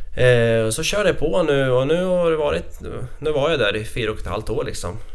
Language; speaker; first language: Swedish; non-native, fluent; Latvian